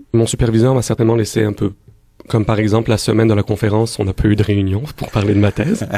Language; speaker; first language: French; native; French